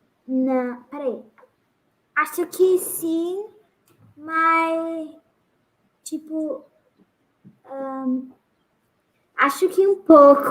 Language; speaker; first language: Portuguese; early bilingual, heritage; Portuguese